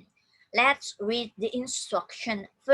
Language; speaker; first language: English; non-native, fluent; Indonesian